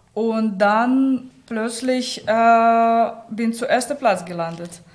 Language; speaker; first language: German; non-native, learner; Russian